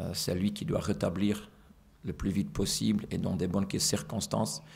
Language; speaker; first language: French; non-native, fluent; Dutch